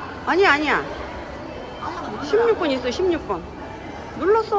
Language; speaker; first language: Korean; native; Korean